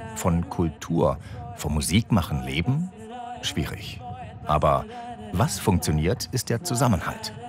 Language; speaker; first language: German; native; German